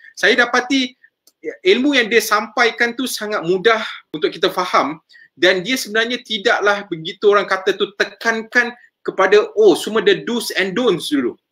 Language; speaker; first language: Malay; native; Malay